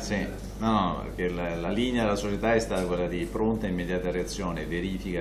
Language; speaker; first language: Italian; native; Italian